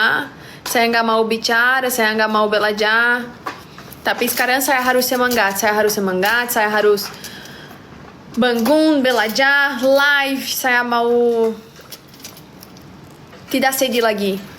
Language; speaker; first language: Indonesian; non-native, learner; Portuguese